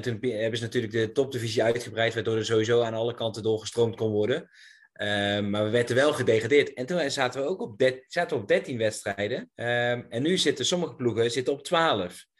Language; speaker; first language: Dutch; native; Dutch